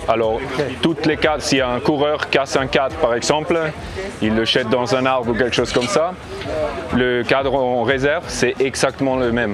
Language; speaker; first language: French; non-native, learner; English